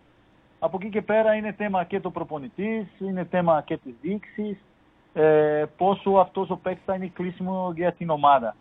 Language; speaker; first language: Greek; non-native, fluent; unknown